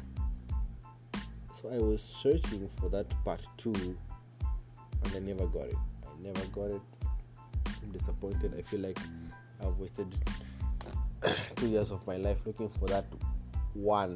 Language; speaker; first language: English; non-native, local second language; Swahili